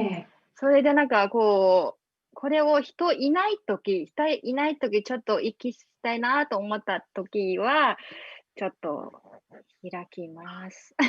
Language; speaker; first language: Japanese; non-native, fluent; Mongolian